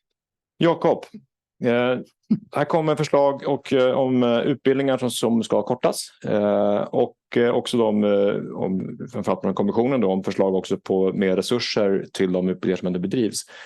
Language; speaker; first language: Swedish; native; Swedish